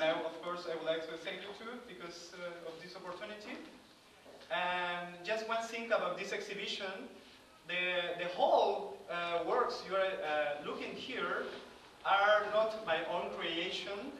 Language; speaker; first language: English; non-native, fluent; Spanish